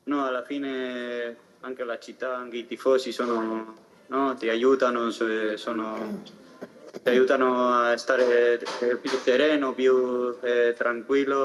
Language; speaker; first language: Italian; non-native, fluent; Spanish